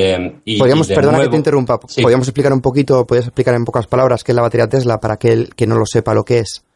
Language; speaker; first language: Spanish; native; Spanish